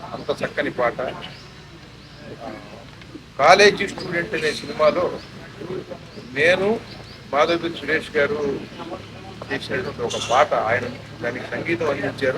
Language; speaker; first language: Telugu; native; Telugu